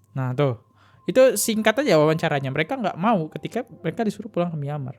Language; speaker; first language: Indonesian; native; Indonesian